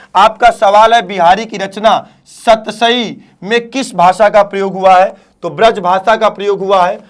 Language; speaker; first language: Hindi; native; Hindi